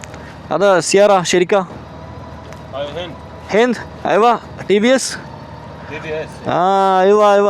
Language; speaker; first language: Arabic; non-native, learner; Malayalam